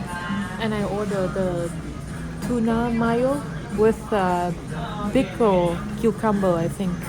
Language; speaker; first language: English; non-native, fluent; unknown